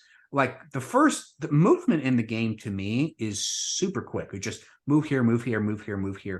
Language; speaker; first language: English; native; English